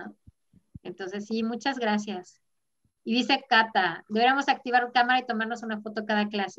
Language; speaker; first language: Spanish; native; Spanish